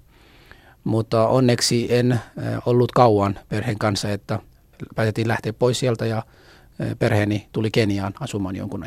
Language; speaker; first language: Finnish; non-native, fluent; Somali